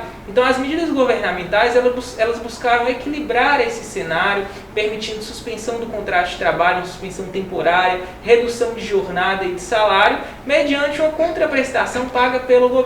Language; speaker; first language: Portuguese; native; Portuguese